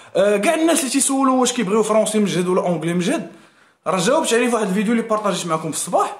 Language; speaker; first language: French; non-native, local second language; Arabic